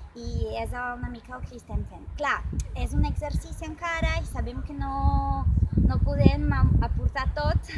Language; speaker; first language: Catalan; non-native, fluent; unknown